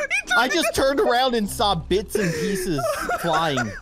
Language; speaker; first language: English; native; English